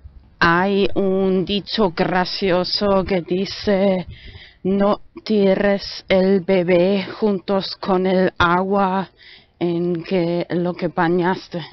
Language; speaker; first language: Spanish; non-native, learner; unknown